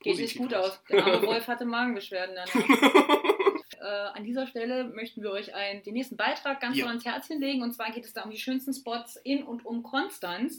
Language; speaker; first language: German; native; German